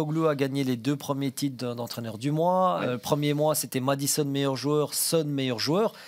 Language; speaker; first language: French; native; French